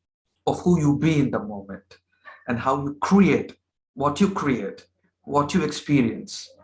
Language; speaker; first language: English; non-native, local second language; Hindi